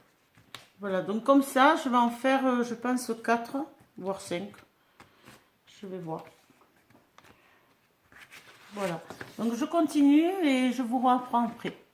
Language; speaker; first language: French; native; French